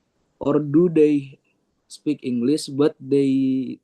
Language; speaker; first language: English; non-native, learner; Indonesian